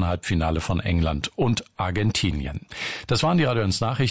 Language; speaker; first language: German; native; German